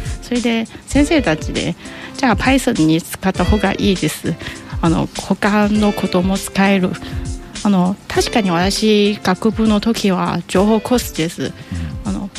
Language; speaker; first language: Japanese; non-native, learner; Chinese